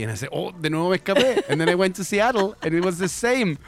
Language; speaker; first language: English; non-native, fluent; Spanish